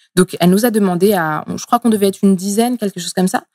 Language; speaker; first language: French; early bilingual, other home language; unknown